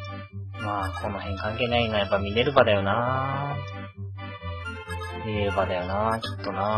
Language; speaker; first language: Japanese; native; Japanese